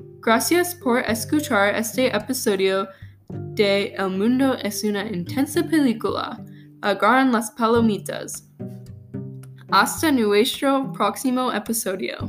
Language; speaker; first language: Spanish; non-native, learner; English